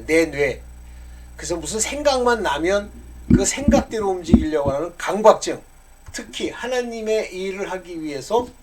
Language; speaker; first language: Korean; native; Korean